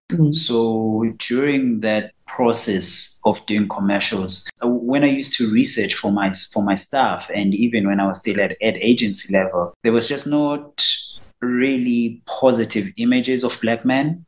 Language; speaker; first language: English; non-native, local second language; Xhosa